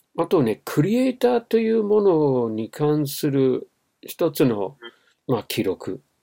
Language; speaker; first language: Japanese; non-native, fluent; English